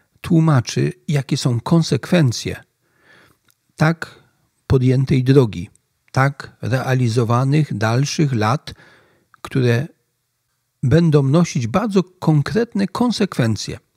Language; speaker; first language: Polish; native; Polish